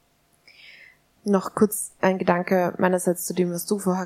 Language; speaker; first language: German; native; German